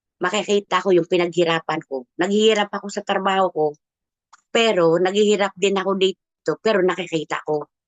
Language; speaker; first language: Filipino; non-native, local second language; Cebuano